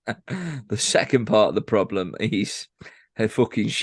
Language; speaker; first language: English; native; English